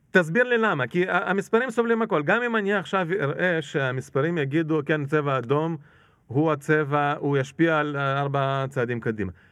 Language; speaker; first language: Hebrew; non-native, fluent; Russian